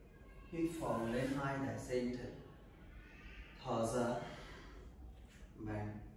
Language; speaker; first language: Vietnamese; non-native, learner; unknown